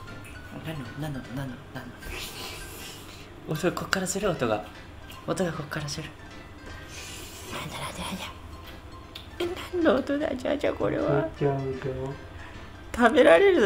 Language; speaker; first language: Japanese; native; Japanese